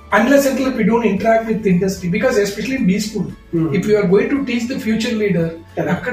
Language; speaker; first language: English; non-native, local second language; Tamil